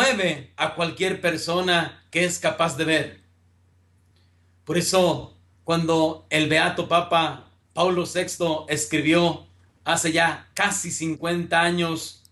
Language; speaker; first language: Spanish; native; Spanish